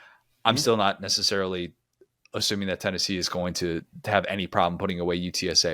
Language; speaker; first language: English; native; English